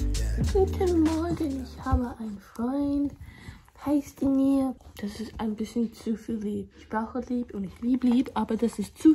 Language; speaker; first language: German; non-native, learner; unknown